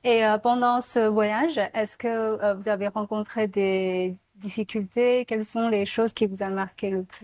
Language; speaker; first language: French; non-native, fluent; Chinese